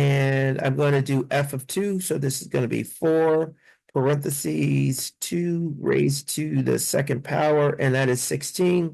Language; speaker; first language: English; native; English